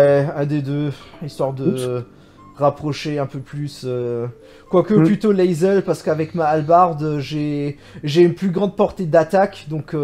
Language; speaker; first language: French; native; French